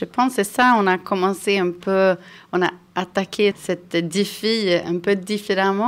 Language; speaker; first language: French; non-native, fluent; Swedish